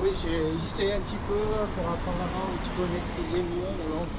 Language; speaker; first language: French; non-native, learner; Persian